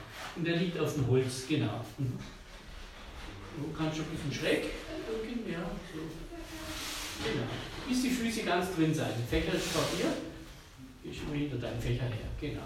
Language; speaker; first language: German; native; German